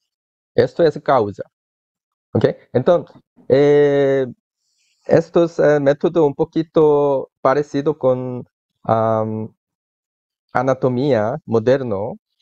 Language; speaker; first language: Spanish; non-native, learner; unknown